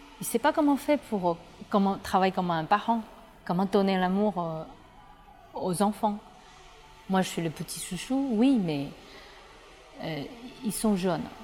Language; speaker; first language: French; non-native, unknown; Chinese